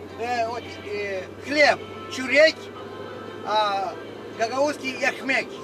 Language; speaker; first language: Russian; non-native, local second language; Gagauz